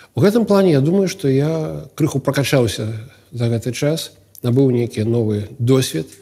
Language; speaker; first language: Belarusian; non-native, local second language; Russian